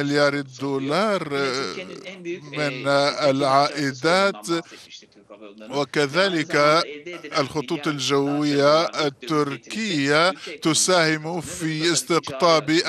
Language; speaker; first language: Arabic; non-native, fluent; Turkish